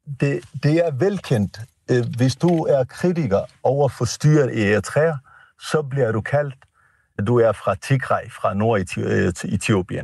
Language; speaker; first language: Danish; non-native, fluent; Tigrinya